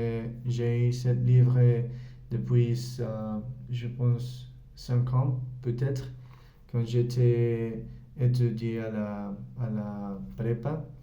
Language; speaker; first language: French; non-native, learner; Spanish